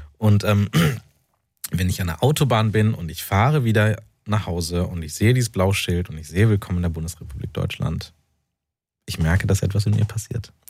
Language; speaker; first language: German; early bilingual, other home language; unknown